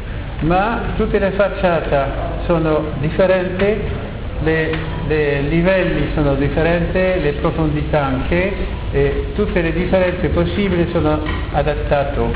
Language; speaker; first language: Italian; non-native, learner; French